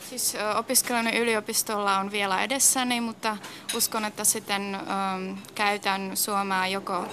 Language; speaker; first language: Finnish; non-native, fluent; Czech